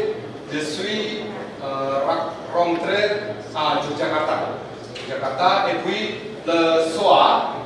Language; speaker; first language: French; non-native, learner; Indonesian